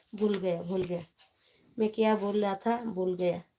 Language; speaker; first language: Hindi; non-native, local second language; Bangla